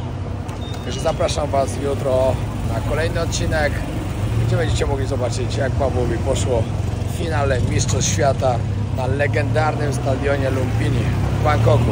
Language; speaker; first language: Polish; native; Polish